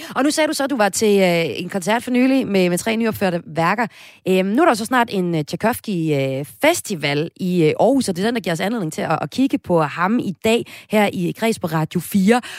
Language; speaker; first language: Danish; native; Danish